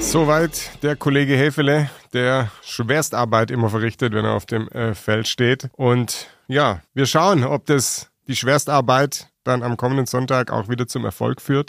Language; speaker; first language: German; native; German